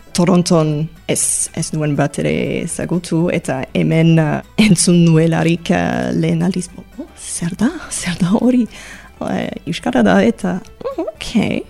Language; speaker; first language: Basque; non-native, learner; English